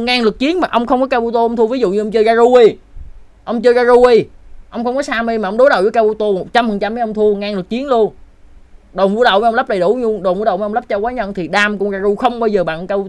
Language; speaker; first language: Vietnamese; native; Vietnamese